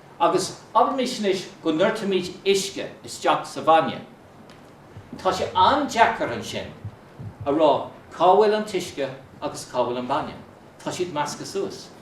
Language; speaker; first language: Irish; non-native, local second language; English